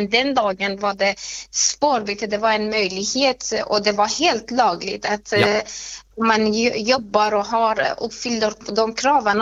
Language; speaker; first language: Swedish; non-native, fluent; Persian